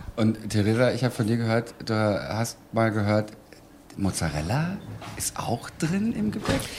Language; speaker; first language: German; native; German